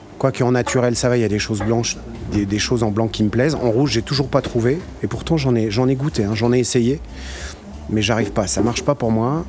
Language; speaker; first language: French; native; French